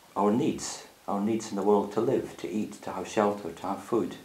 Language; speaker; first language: English; native; English